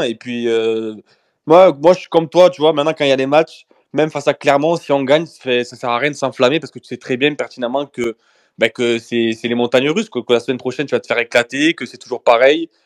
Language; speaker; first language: French; native; French